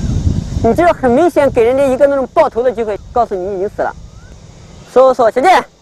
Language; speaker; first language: Chinese; native; Chinese